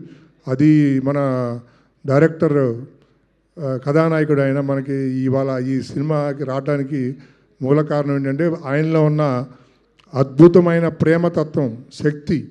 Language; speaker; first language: Telugu; native; Telugu